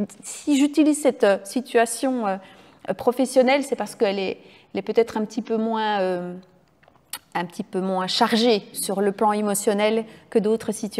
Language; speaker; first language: French; native; French